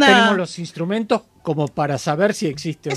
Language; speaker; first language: Spanish; native; Spanish